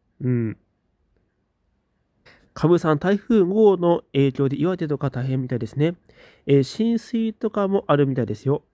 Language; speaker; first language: Japanese; native; Japanese